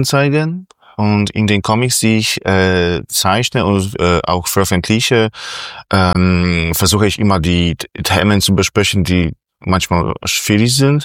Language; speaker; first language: German; non-native, fluent; Polish